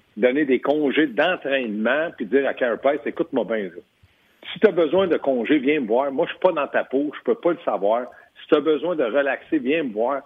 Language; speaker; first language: French; native; French